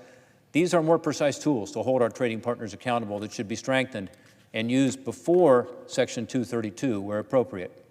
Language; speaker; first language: English; native; English